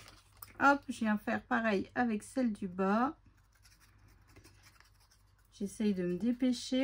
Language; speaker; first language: French; native; French